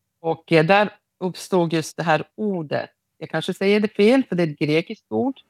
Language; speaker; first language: Swedish; non-native, local second language; Romany